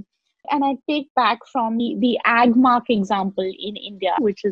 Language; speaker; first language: English; non-native, local second language; Hindi